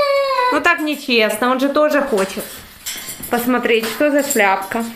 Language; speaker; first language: Russian; native; Russian